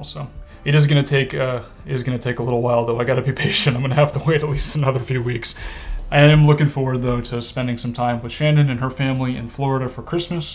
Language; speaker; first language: English; native; English